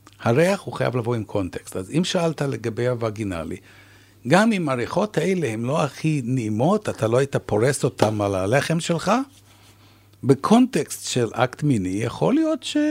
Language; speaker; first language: Hebrew; non-native, fluent; English